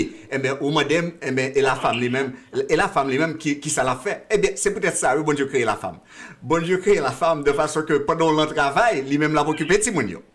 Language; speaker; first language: French; non-native, local second language; Haitian Creole